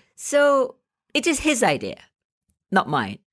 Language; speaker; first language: English; non-native, local second language; Malay